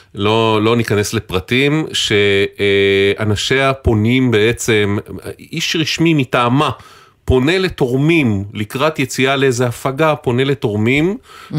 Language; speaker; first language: Hebrew; native; Hebrew